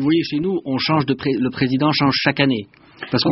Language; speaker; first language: Russian; non-native, learner; French